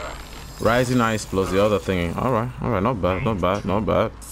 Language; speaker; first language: English; native; English